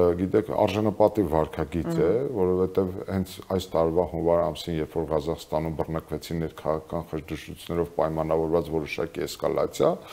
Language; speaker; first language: Armenian; native; Armenian